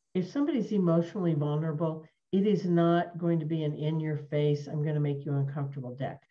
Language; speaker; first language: English; native; English